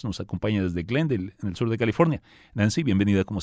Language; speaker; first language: Spanish; native; Spanish